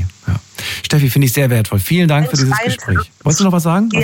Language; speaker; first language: German; native; German